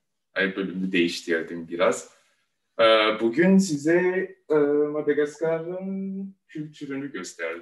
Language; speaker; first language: Turkish; non-native, fluent; Malagasy